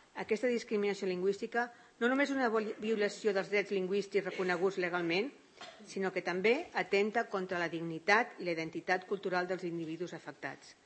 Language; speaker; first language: Catalan; native; Catalan